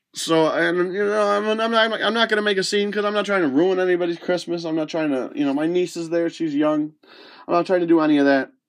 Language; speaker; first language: English; early bilingual, other home language; Spanish